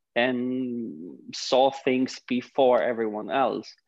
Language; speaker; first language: English; non-native, fluent; Greek